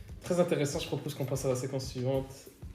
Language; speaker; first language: French; native; French